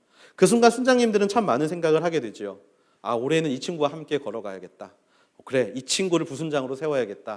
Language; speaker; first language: Korean; native; Korean